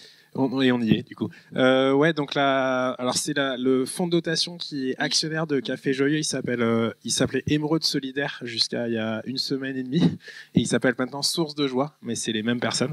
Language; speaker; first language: French; native; French